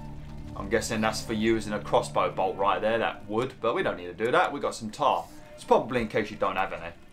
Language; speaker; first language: English; native; English